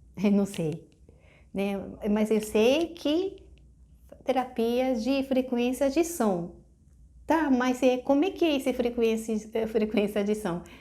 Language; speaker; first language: Portuguese; non-native, fluent; Japanese